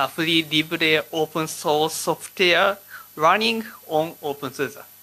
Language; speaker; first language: English; non-native, learner; Japanese